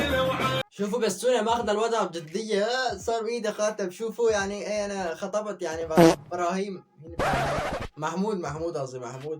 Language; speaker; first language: Arabic; native; Arabic